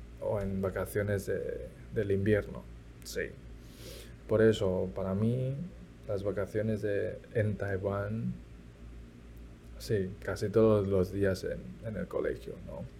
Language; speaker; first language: Spanish; early bilingual, other home language; Chinese